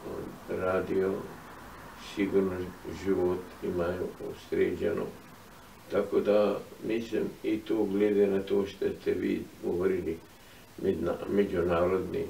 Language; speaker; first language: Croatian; non-native, fluent; Arabic